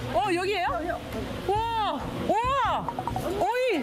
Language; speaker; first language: Korean; non-native, learner; English